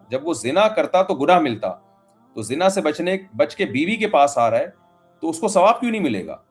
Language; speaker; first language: Urdu; native; Urdu